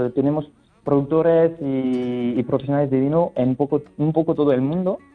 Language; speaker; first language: Spanish; non-native, fluent; French